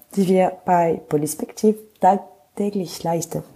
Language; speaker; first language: German; non-native, fluent; French